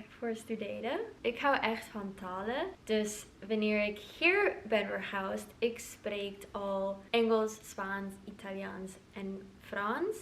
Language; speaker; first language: Dutch; non-native, learner; English